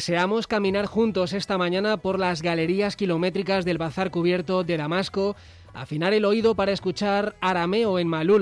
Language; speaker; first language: Spanish; native; Spanish